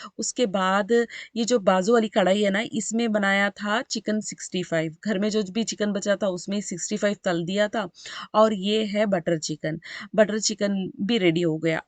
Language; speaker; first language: Hindi; non-native, local second language; Urdu